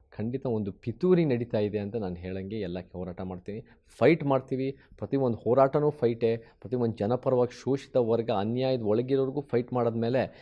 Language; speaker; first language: Kannada; early bilingual, heritage; Kannada